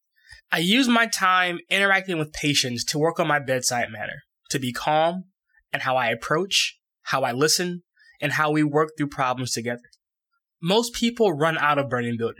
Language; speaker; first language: English; native; English